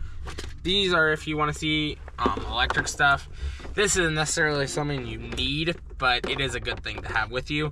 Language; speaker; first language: English; native; English